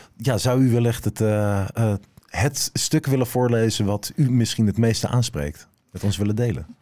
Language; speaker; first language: Dutch; native; Dutch